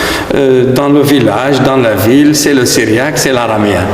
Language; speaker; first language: French; non-native, fluent; Aramaic